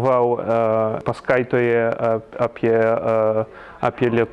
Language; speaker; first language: Lithuanian; non-native, learner; Polish